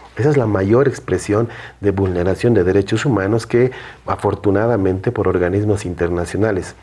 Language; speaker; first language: Spanish; native; Spanish